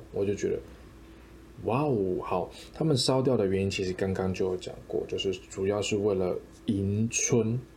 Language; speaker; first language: Chinese; native; Chinese